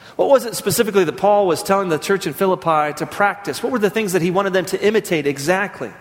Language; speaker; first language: English; native; English